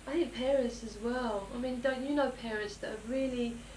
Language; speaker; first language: English; early bilingual, other home language; Greek